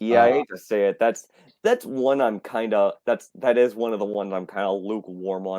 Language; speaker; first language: English; native; English